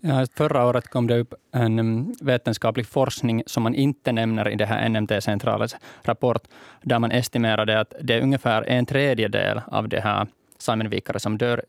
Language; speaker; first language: Swedish; native; Swedish